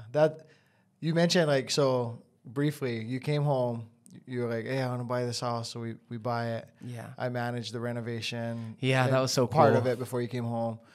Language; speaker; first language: English; native; English